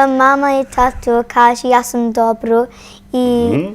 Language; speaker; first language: Macedonian; early bilingual, heritage; Macedonian